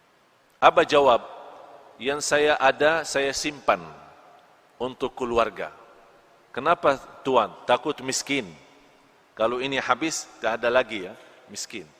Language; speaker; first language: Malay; non-native, fluent; Arabic